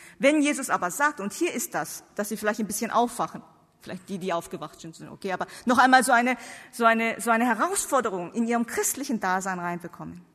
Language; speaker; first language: German; non-native, fluent; Korean